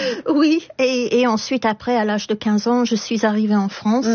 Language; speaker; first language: French; non-native, fluent; English